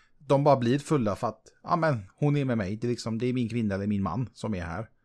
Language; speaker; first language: Swedish; native; Swedish